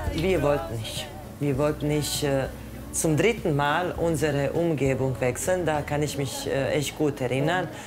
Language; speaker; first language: German; non-native, fluent; Croatian